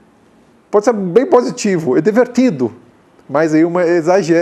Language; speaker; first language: Portuguese; non-native, fluent; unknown